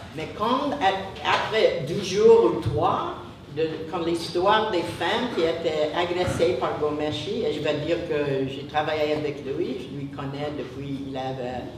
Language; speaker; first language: French; non-native, learner; English